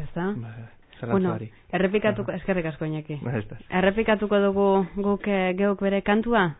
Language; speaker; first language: Basque; native; Basque